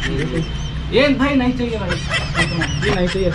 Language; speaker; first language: Hindi; non-native, local second language; Assamese